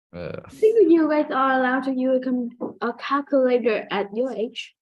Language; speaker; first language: English; non-native, fluent; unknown